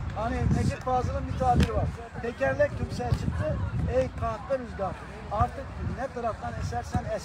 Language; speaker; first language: Turkish; native; Turkish